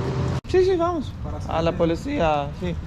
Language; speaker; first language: Spanish; non-native, learner; Arabic